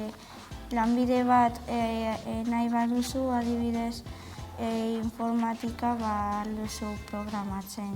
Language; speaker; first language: Basque; non-native, local second language; Spanish